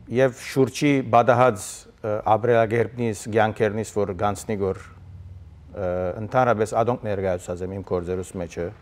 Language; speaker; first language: Armenian; native; Armenian